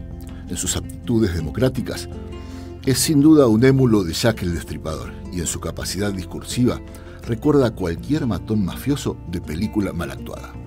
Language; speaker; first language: Spanish; native; Spanish